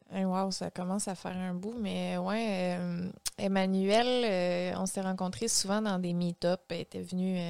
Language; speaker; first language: French; native; French